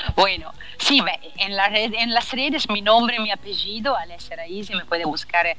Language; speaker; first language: Spanish; non-native, learner; Italian